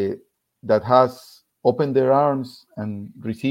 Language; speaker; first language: English; non-native, fluent; Spanish